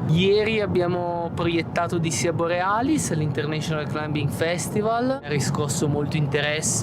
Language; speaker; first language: Italian; native; Italian